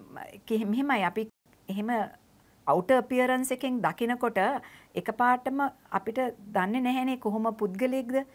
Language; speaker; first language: Sinhala; native; Sinhala